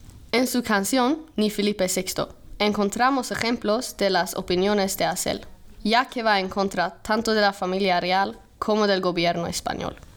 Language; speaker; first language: Spanish; non-native, fluent; Swedish